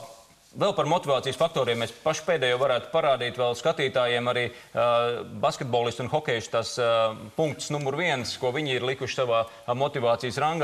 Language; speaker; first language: Latvian; native; Latvian